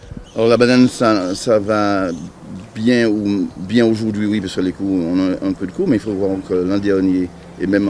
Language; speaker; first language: French; native; French